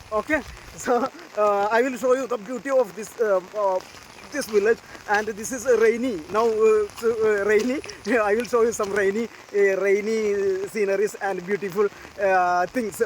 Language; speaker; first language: English; non-native, local second language; Malayalam